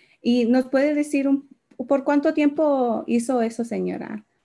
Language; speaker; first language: Spanish; early bilingual, heritage; Spanish